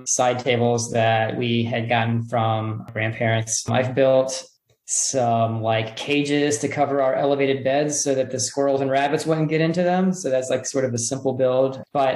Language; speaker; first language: English; native; English